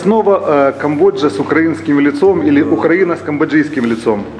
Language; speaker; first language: Russian; native; Russian